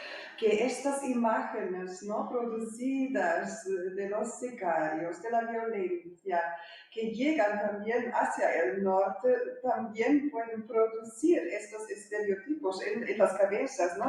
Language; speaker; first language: Spanish; non-native, fluent; German